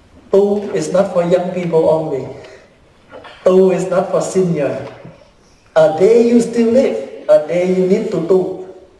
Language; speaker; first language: English; early bilingual, other home language; Vietnamese